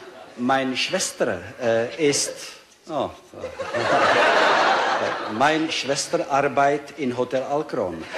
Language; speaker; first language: German; non-native, learner; Czech